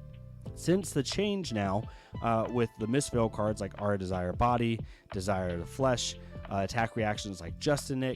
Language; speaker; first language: English; native; English